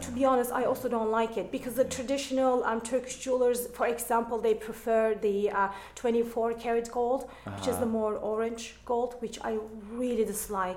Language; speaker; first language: English; non-native, fluent; German